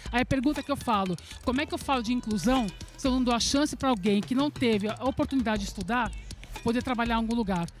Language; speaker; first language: Portuguese; early bilingual, other home language; Serbian